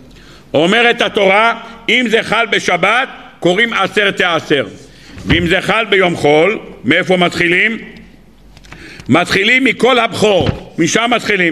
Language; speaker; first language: Hebrew; native; Hebrew